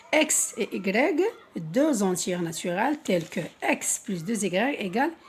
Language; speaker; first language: French; non-native, local second language; Arabic